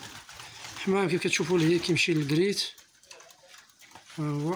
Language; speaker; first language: Arabic; native; Arabic